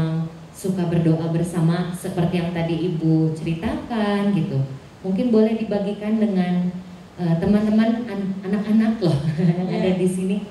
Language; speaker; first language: Indonesian; native; Indonesian